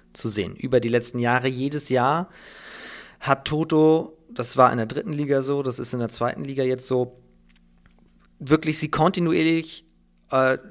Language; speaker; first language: German; native; German